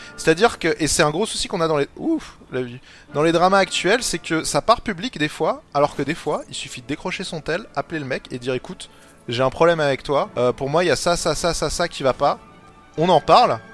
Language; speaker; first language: French; native; French